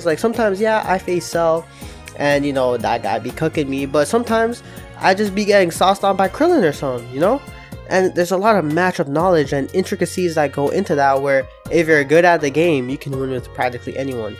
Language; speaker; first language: English; native; English